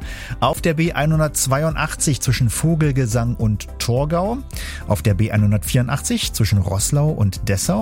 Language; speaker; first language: German; native; German